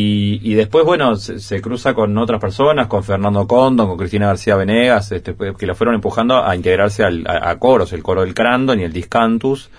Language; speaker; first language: Spanish; native; Spanish